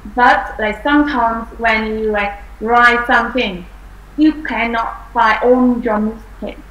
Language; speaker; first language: English; non-native, fluent; Vietnamese